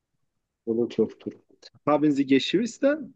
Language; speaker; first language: German; non-native, fluent; Turkish